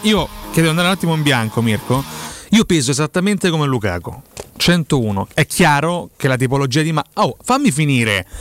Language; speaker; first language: Italian; native; Italian